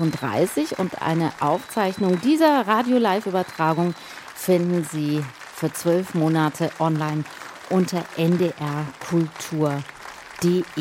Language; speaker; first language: German; native; German